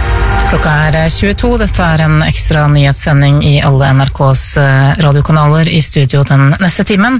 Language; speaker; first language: Norwegian; native; Norwegian